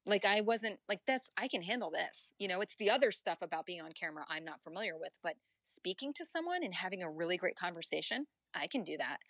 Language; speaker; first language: English; native; English